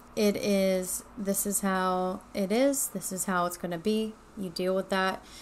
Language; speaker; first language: English; native; English